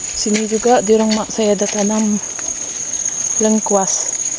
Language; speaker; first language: Malay; non-native, local second language; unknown